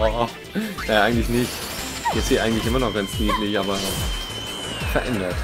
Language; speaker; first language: German; native; German